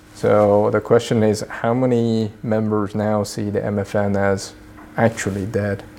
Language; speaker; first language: English; early bilingual, other home language; Swedish